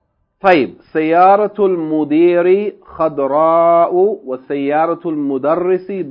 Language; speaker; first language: Arabic; non-native, fluent; English